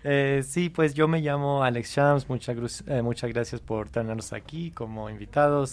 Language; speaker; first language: Spanish; non-native, fluent; English